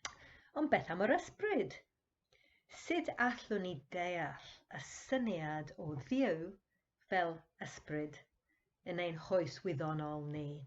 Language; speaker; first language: Welsh; non-native, fluent; English